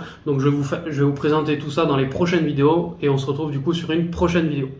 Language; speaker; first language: French; native; French